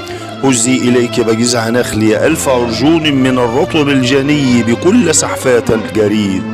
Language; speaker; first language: Arabic; native; Arabic